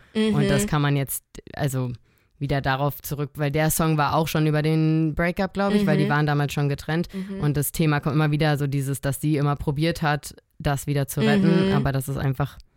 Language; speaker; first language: German; native; German